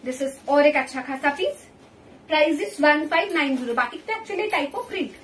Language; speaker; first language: Hindi; non-native, local second language; Bangla